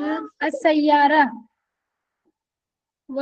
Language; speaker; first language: Arabic; non-native, learner; Urdu